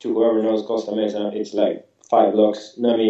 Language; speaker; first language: English; non-native, fluent; Spanish